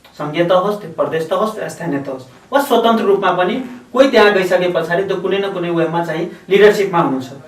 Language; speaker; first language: Nepali; non-native, local second language; Maithili